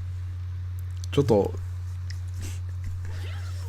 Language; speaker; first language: Japanese; non-native, learner; English